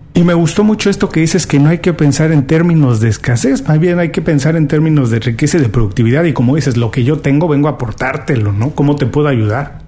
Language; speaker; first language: Spanish; native; Spanish